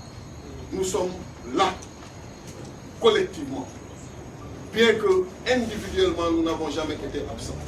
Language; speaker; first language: French; non-native, local second language; Wolof